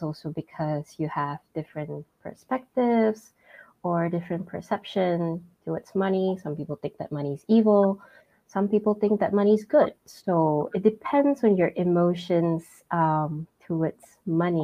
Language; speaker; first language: English; non-native, local second language; Min Nan Chinese